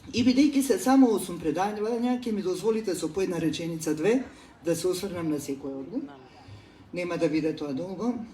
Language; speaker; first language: Macedonian; native; Macedonian